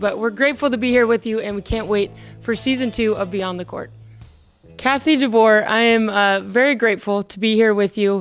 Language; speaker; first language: English; native; English